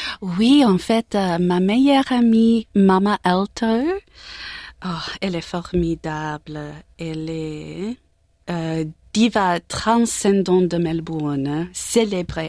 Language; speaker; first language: French; non-native, learner; English